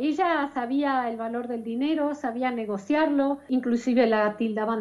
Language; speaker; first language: Spanish; native; Spanish